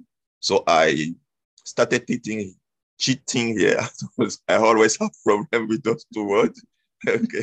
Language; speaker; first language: English; non-native, local second language; French